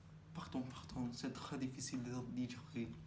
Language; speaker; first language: French; non-native, learner; Spanish